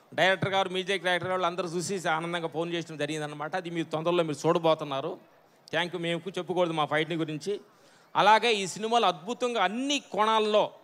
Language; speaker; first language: Telugu; native; Telugu